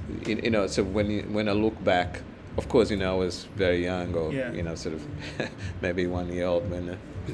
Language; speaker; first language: English; non-native, fluent; Portuguese